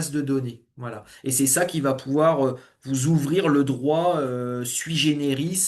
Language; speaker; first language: French; native; French